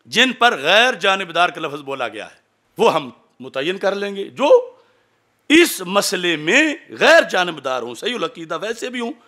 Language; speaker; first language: Urdu; non-native, local second language; Punjabi